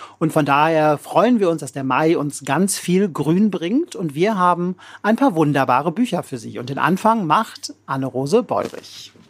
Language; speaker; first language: German; native; German